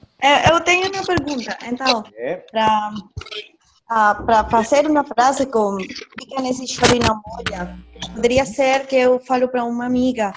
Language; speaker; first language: Portuguese; non-native, learner; Spanish